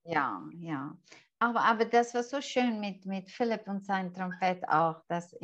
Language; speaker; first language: German; non-native, fluent; English